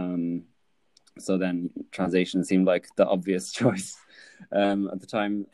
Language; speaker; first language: English; native; English